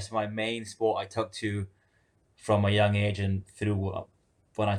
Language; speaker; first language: English; native; English